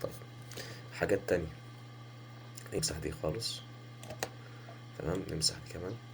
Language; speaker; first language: Arabic; native; Arabic